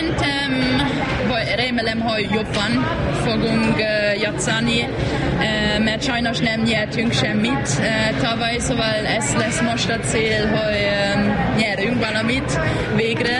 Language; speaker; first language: Hungarian; non-native, learner; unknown